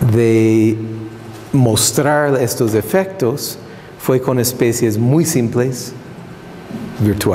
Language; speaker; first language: Spanish; non-native, fluent; English